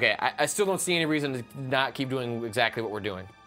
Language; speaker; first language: English; native; English